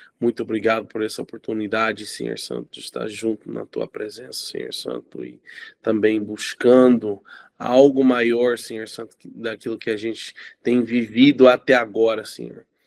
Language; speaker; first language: Portuguese; non-native, fluent; English